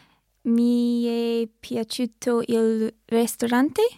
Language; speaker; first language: Italian; non-native, learner; English